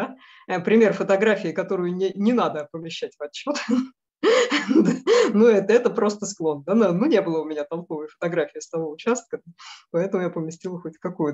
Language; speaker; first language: Russian; native; Russian